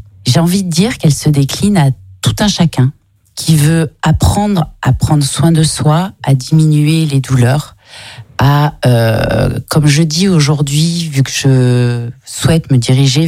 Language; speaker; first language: French; native; French